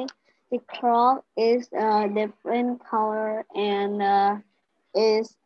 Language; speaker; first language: English; non-native, learner; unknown